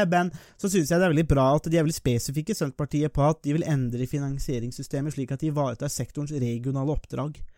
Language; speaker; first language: Norwegian; native; Norwegian